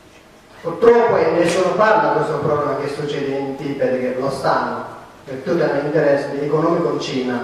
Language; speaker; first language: Italian; non-native, learner; Tibetan